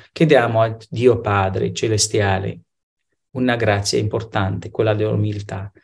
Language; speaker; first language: Italian; non-native, fluent; Spanish